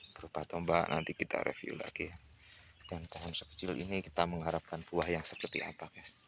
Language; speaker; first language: Indonesian; non-native, local second language; Javanese